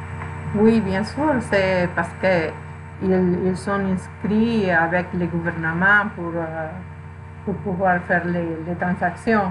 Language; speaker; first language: French; non-native, fluent; Spanish